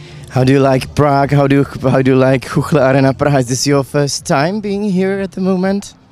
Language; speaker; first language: English; non-native, fluent; Czech